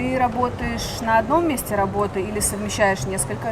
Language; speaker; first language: Russian; native; Russian